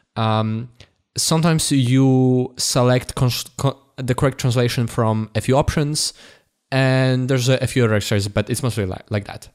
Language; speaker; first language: English; non-native, fluent; Polish